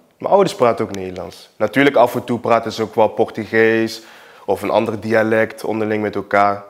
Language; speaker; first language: Dutch; early bilingual, other home language; Portuguese